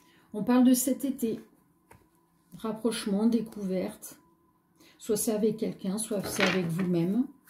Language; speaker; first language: French; native; French